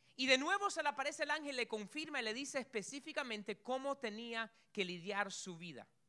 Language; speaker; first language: Spanish; early bilingual, heritage; Spanish